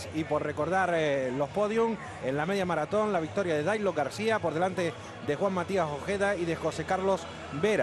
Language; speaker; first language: Spanish; native; Spanish